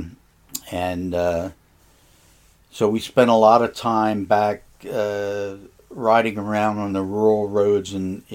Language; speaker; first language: English; native; English